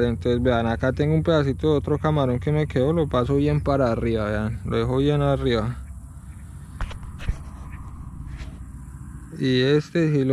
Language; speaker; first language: Spanish; native; Spanish